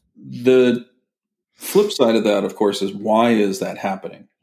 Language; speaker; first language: English; native; English